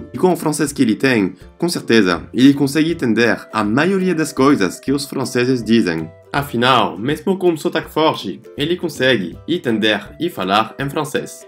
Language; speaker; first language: Portuguese; non-native, fluent; French